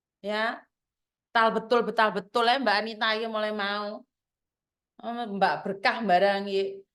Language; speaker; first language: Indonesian; non-native, local second language; Javanese